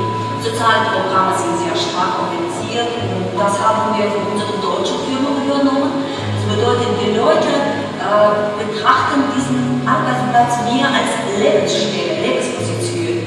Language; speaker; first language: German; non-native, fluent; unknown